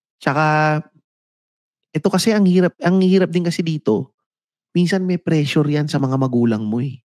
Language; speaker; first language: Filipino; native; Filipino